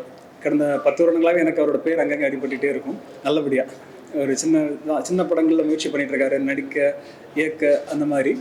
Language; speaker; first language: Tamil; native; Tamil